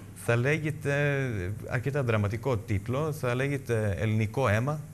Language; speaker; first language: Greek; early bilingual, heritage; Greek